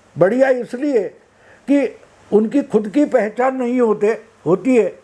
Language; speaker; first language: Hindi; non-native, local second language; Marathi